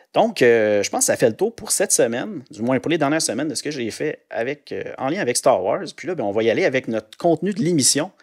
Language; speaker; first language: French; native; French